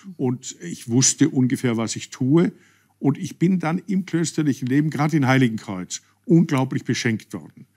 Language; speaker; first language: German; native; German